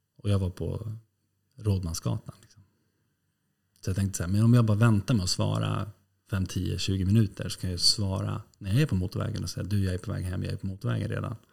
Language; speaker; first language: Swedish; native; Swedish